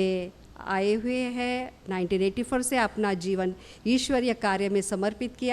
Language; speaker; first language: Hindi; native; Hindi